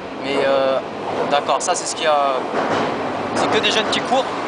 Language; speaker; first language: French; native; French